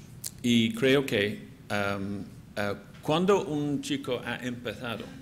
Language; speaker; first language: Spanish; non-native, fluent; English